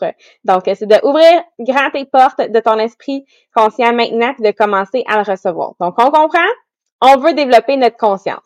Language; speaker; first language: French; native; French